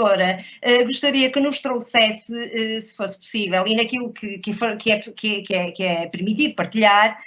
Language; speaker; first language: Portuguese; native; Portuguese